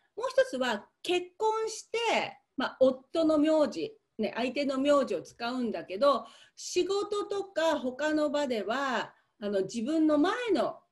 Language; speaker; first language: Japanese; native; Japanese